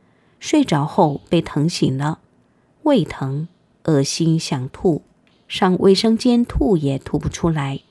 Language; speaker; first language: Chinese; native; Chinese